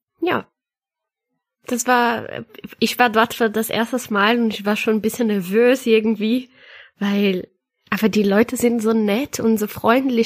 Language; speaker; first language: German; non-native, learner; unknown